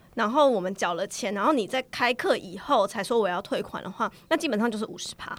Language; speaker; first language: Chinese; native; Chinese